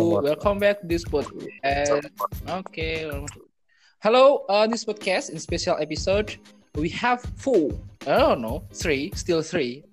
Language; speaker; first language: English; non-native, learner; Indonesian